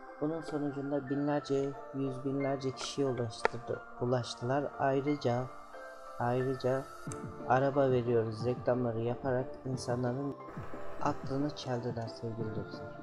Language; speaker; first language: Turkish; native; Turkish